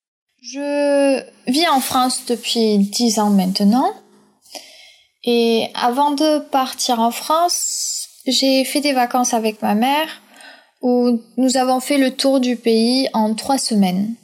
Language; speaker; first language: French; non-native, fluent; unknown